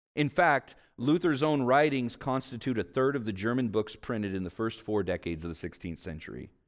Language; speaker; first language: English; native; English